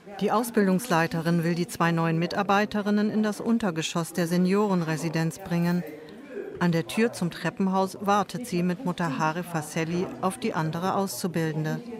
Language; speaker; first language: German; native; German